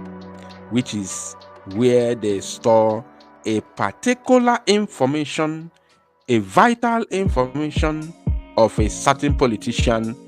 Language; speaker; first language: English; non-native, local second language; Igbo